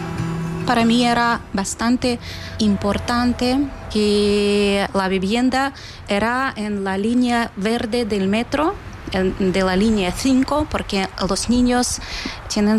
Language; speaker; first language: Spanish; non-native, fluent; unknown